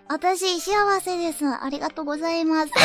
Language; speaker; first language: Japanese; non-native, learner; Korean